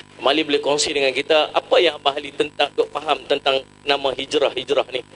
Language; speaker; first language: Malay; native; Malay